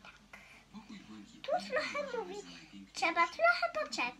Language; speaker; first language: Polish; early bilingual, other home language; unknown